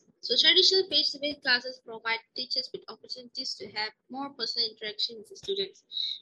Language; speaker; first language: English; non-native, local second language; Malay